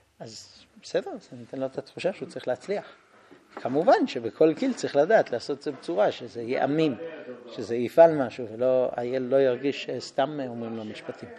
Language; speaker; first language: Hebrew; non-native, fluent; English